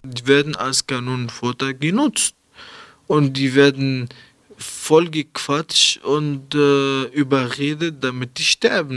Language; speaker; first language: German; early bilingual, other home language; Arabic